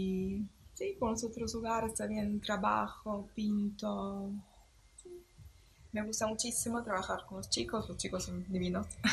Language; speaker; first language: Spanish; non-native, fluent; German